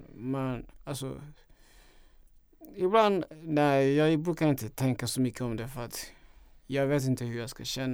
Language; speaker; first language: Swedish; non-native, fluent; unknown